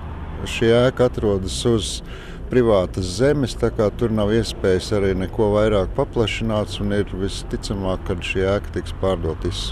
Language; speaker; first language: Latvian; native; Latvian